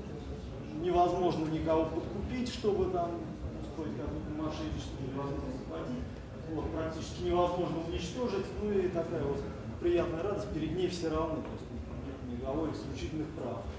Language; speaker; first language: Russian; native; Russian